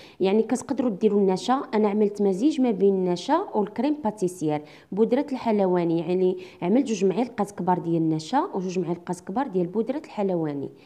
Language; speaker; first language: Arabic; native; Arabic